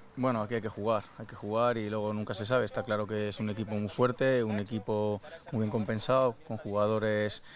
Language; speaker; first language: Spanish; native; Spanish